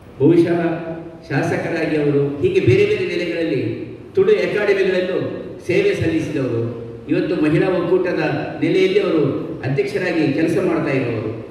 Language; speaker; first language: Kannada; non-native, local second language; Tulu